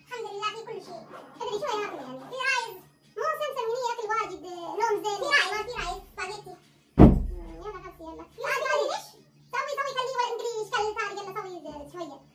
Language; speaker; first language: Arabic; non-native, learner; Oromo